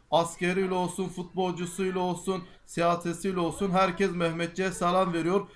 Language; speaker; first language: Turkish; non-native, local second language; Kurdish